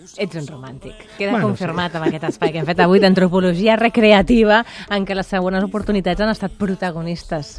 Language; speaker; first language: Catalan; native; Catalan